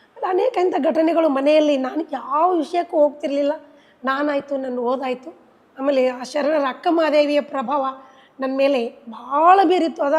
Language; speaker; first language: Kannada; native; Kannada